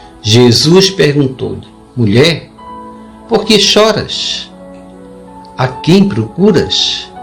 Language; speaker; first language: Portuguese; native; Portuguese